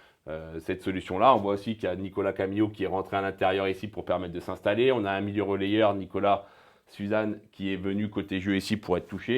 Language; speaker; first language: French; native; French